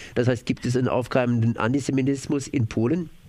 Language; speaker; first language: German; native; German